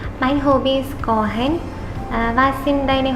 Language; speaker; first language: German; non-native, learner; Malayalam